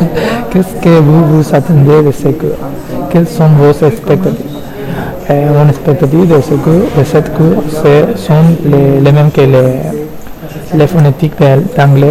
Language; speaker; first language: French; non-native, learner; Spanish